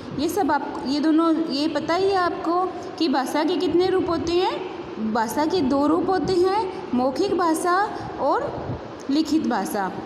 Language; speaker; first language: Hindi; native; Hindi